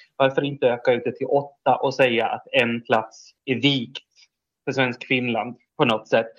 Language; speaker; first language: Swedish; native; Swedish